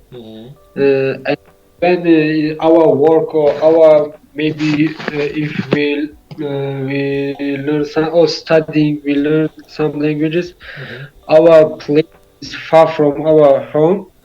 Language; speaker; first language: English; non-native, learner; Tajik